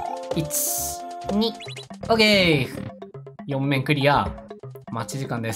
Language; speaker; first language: Japanese; native; Japanese